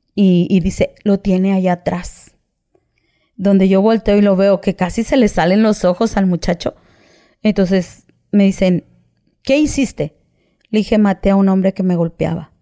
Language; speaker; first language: Spanish; native; Spanish